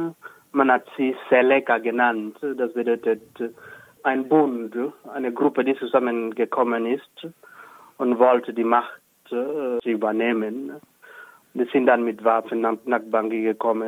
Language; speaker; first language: German; non-native, fluent; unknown